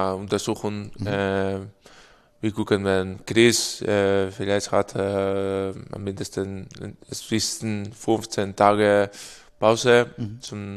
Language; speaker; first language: German; non-native, fluent; Spanish